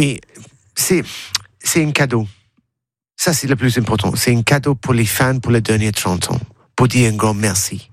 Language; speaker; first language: French; non-native, learner; English